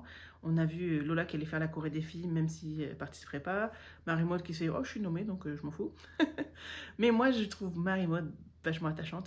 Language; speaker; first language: French; native; French